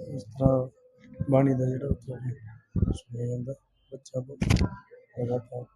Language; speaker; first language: Punjabi; native; Punjabi